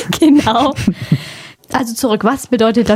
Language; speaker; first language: German; native; German